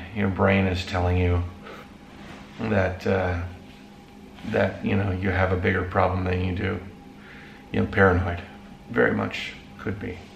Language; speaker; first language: English; native; English